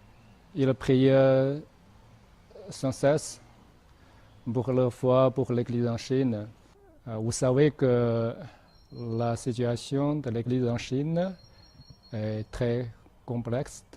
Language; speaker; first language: French; non-native, fluent; Chinese